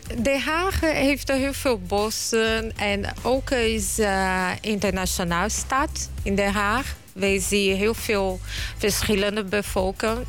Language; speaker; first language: Dutch; non-native, fluent; Portuguese